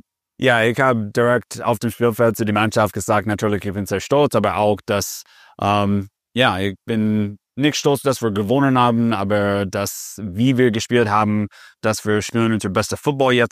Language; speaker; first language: German; non-native, fluent; English